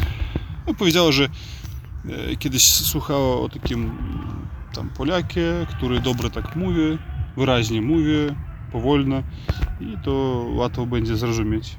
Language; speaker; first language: Polish; non-native, learner; Russian